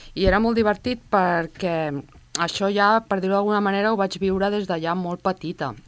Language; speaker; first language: Catalan; native; Catalan